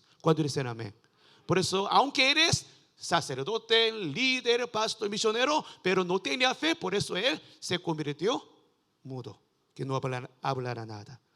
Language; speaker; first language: Spanish; non-native, learner; Korean